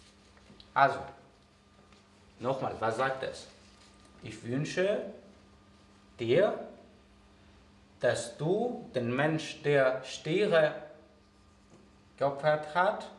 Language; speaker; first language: German; non-native, fluent; Greek